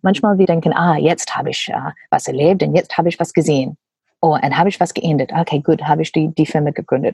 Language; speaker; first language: German; non-native, learner; English